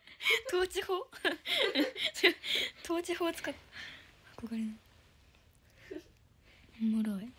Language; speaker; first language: Japanese; native; Japanese